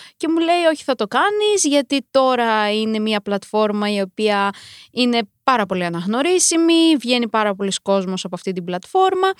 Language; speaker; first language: Greek; early bilingual, other home language; Romanian